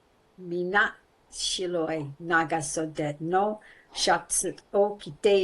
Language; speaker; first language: Japanese; non-native, learner; English